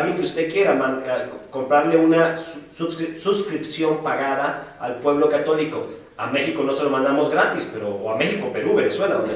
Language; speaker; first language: Spanish; native; Spanish